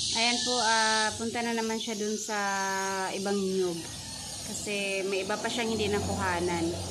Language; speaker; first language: Filipino; non-native, local second language; Cebuano